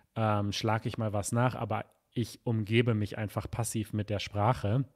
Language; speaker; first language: German; native; German